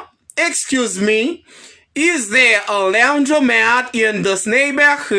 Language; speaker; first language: English; non-native, fluent; Haitian Creole